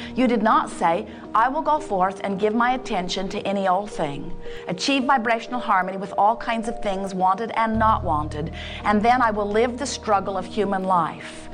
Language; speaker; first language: English; native; English